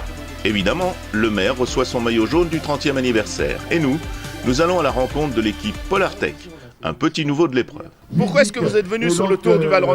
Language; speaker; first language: French; native; French